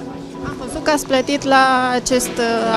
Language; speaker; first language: Romanian; native; Romanian